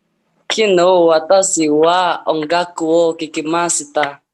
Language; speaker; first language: Japanese; non-native, learner; Indonesian